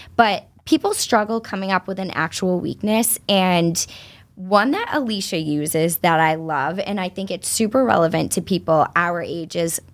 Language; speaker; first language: English; native; English